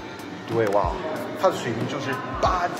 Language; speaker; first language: Chinese; non-native, fluent; English